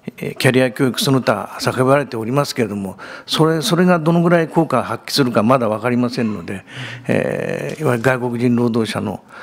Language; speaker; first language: Japanese; native; Japanese